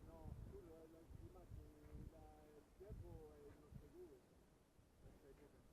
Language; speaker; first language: Spanish; non-native, learner; French